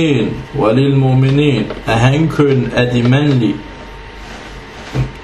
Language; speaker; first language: Danish; non-native, fluent; Arabic